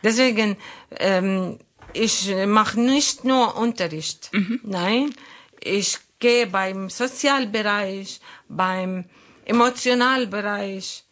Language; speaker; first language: German; non-native, learner; Arabic